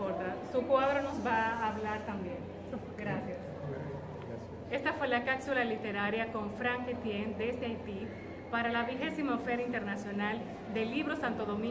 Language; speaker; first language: Spanish; native; Spanish